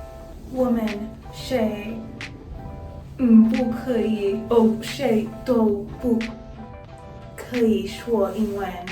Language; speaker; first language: Chinese; non-native, learner; English